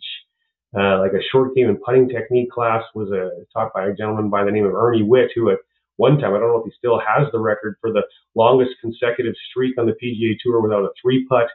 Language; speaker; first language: English; native; English